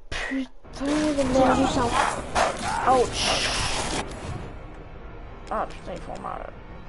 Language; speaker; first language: French; native; French